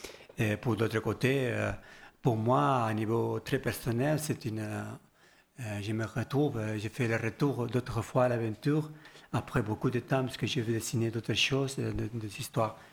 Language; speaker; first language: French; non-native, learner; Spanish